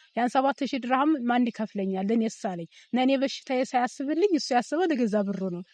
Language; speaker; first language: Amharic; native; Amharic